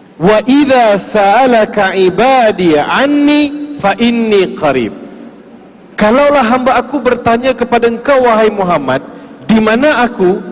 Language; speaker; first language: Malay; non-native, local second language; Tamil